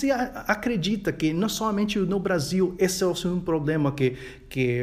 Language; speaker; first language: Portuguese; non-native, fluent; Spanish